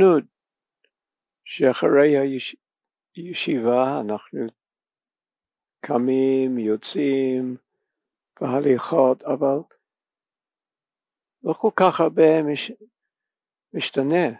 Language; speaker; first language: Hebrew; non-native, fluent; English